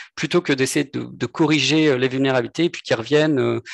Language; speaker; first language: French; native; French